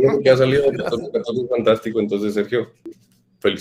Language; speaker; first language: Spanish; native; Spanish